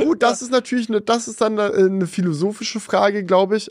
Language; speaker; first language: German; native; German